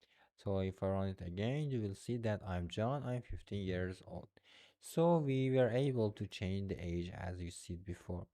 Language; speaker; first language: English; non-native, fluent; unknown